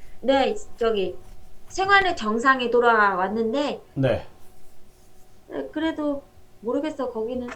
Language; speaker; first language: Korean; non-native, learner; Vietnamese